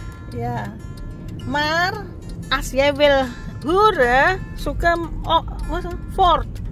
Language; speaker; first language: Dutch; non-native, learner; Indonesian